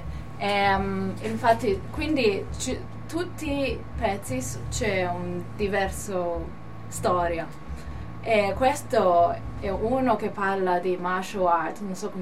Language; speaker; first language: Italian; non-native, learner; Cantonese